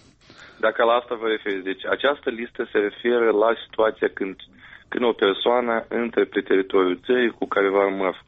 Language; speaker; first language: Romanian; native; Romanian